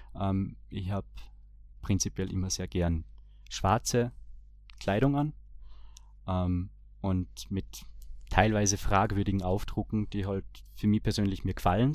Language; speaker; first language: German; early bilingual, other home language; Bosnian